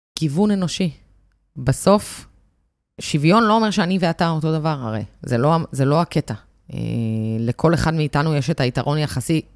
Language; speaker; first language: Hebrew; native; Hebrew